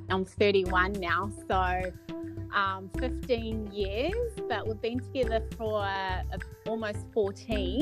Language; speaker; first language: English; native; English